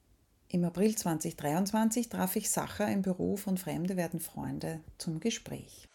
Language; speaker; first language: German; native; German